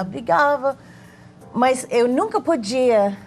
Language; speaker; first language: Portuguese; non-native, learner; English